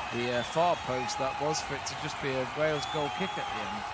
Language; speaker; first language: English; native; English